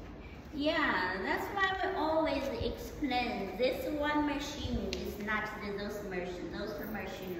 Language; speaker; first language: English; non-native, learner; Chinese